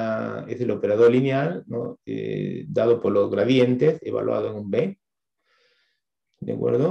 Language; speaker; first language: Spanish; native; Spanish